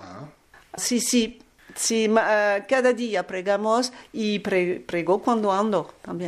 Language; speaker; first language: Spanish; non-native, learner; French